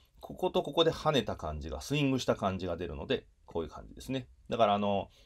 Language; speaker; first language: Japanese; native; Japanese